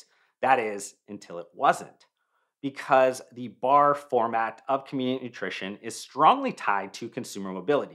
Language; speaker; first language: English; native; English